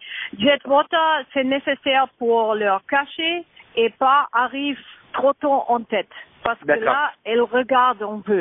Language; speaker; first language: French; non-native, learner; German